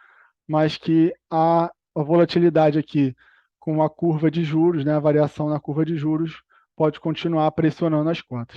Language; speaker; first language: Portuguese; native; Portuguese